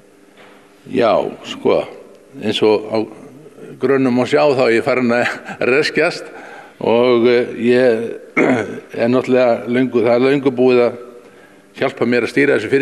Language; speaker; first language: Icelandic; native; Icelandic